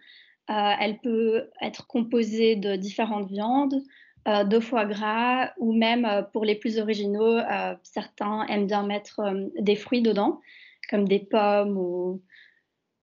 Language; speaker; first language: French; native; French